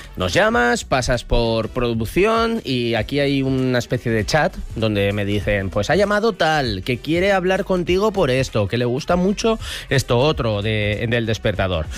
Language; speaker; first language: Spanish; native; Spanish